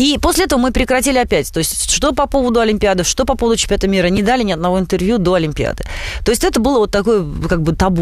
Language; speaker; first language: Russian; native; Russian